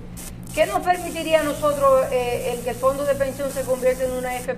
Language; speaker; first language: Spanish; native; Spanish